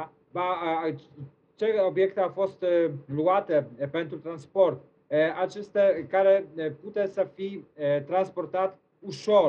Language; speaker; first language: Romanian; non-native, learner; Polish